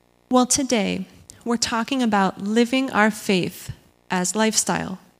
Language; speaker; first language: English; native; English